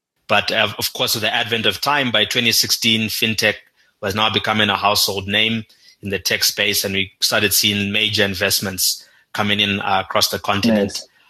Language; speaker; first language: English; non-native, local second language; Shona